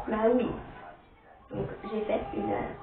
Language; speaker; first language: French; native; French